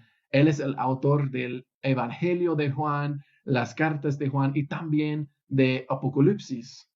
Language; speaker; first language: Spanish; non-native, fluent; English